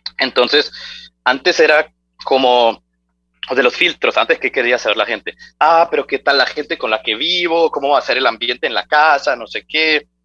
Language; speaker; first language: Spanish; early bilingual, heritage; Spanish